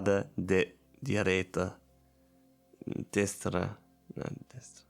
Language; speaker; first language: Portuguese; non-native, learner; German